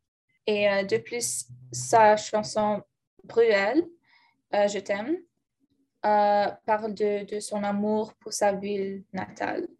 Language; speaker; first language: French; non-native, learner; English